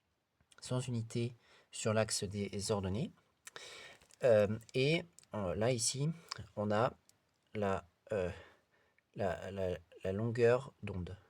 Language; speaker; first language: French; native; French